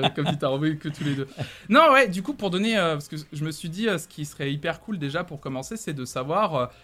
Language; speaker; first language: French; native; French